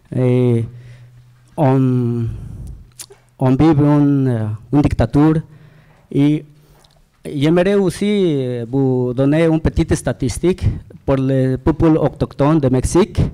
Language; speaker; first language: French; non-native, learner; Spanish